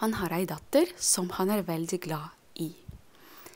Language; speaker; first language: Norwegian; non-native, fluent; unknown